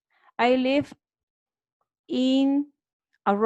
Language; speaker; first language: English; non-native, learner; Spanish